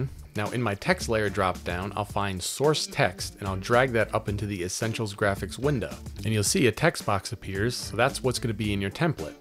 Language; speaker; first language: English; native; English